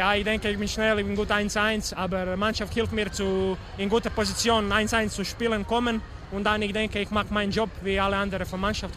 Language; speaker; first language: German; non-native, learner; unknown